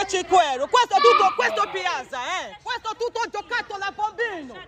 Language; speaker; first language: Italian; non-native, learner; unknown